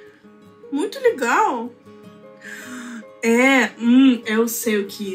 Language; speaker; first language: Portuguese; non-native, learner; Russian